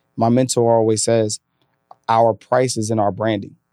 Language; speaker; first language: English; native; English